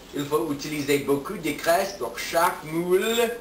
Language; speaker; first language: French; non-native, fluent; English